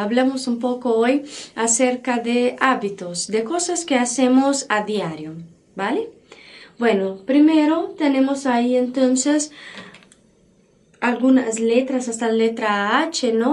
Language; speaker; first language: Spanish; non-native, fluent; Portuguese